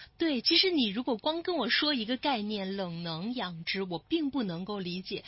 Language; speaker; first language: Chinese; native; Chinese